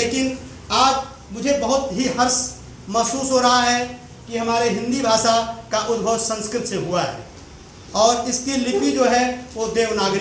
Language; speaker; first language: Hindi; native; Hindi